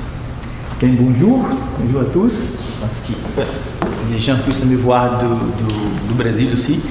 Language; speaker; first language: French; non-native, fluent; Portuguese